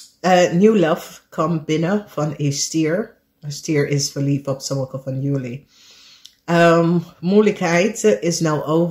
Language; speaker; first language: Dutch; non-native, learner; English